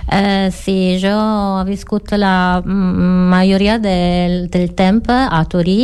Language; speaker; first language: Catalan; non-native, learner; Italian